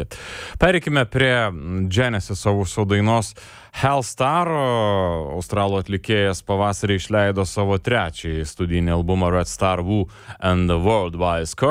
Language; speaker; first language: Lithuanian; native; Lithuanian